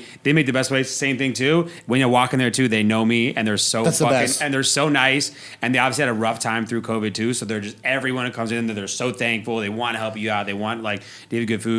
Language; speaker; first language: English; native; English